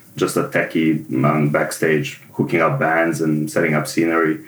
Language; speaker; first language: English; non-native, fluent; Serbian